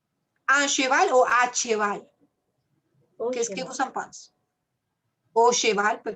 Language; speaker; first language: French; non-native, fluent; Spanish